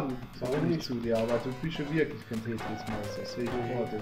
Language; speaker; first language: German; native; German